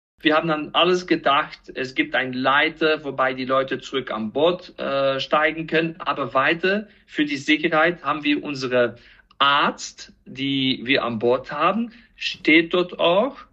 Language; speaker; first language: German; non-native, fluent; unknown